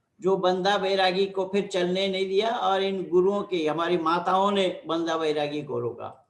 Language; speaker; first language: Hindi; non-native, local second language; Bangla